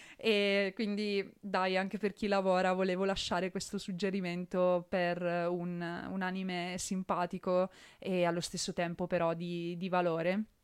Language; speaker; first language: Italian; native; Italian